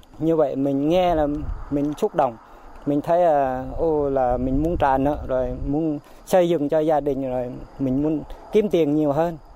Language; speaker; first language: Vietnamese; non-native, local second language; Jarai